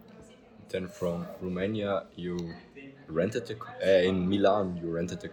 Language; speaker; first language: English; non-native, fluent; German